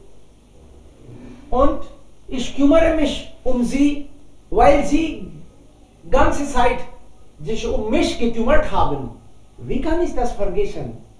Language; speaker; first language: German; non-native, learner; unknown